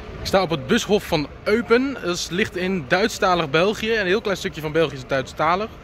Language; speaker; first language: Dutch; native; Dutch